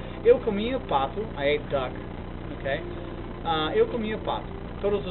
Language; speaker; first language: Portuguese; non-native, learner; English